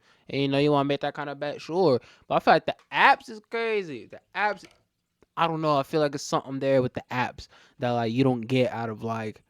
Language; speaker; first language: English; native; English